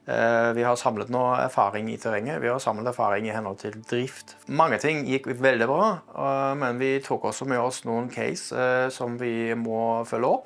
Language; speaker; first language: Norwegian; non-native, fluent; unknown